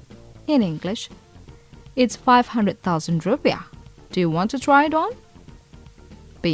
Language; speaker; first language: English; non-native, fluent; Indonesian